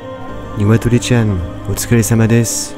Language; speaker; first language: Japanese; non-native, learner; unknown